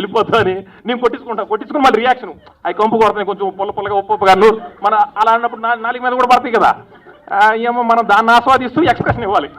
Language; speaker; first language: Telugu; native; Telugu